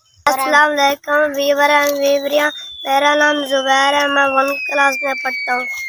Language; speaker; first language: Hindi; non-native, local second language; Punjabi